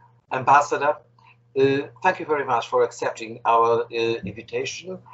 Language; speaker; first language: English; non-native, fluent; Portuguese